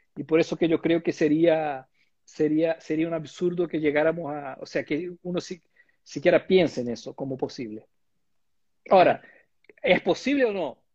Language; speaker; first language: Spanish; non-native, fluent; Portuguese